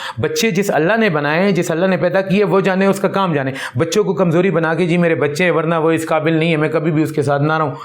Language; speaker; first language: Urdu; non-native, local second language; Pashto